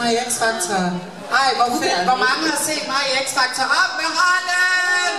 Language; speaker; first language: Danish; native; Danish